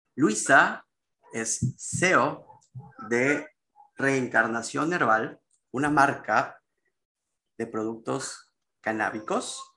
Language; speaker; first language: Spanish; native; Spanish